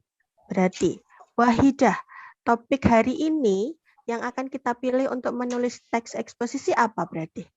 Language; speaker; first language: Indonesian; native; Indonesian